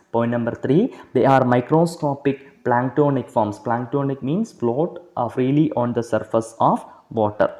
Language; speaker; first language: English; non-native, local second language; Malayalam